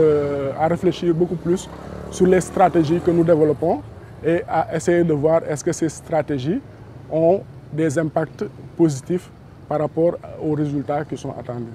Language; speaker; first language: French; non-native, local second language; Wolof